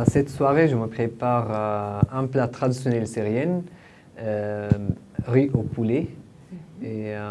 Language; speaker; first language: French; non-native, fluent; Arabic